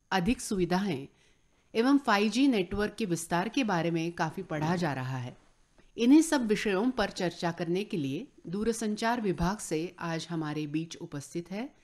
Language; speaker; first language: Hindi; non-native, local second language; Marathi